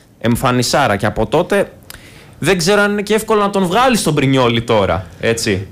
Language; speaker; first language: Greek; native; Greek